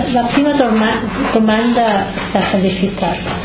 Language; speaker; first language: Italian; early bilingual, heritage; Italian